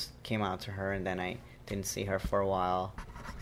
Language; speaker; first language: English; non-native, fluent; Portuguese